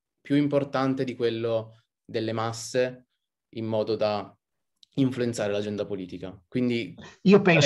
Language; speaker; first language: Italian; native; Italian